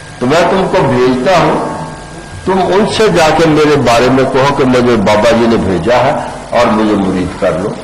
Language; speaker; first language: Urdu; non-native, local second language; Punjabi